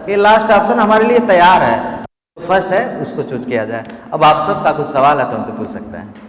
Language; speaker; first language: Hindi; native; Hindi